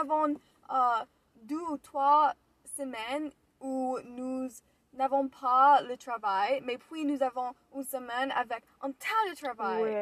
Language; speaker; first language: French; non-native, learner; English